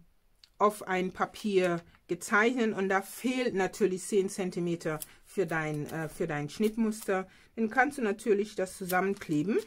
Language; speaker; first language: German; non-native, fluent; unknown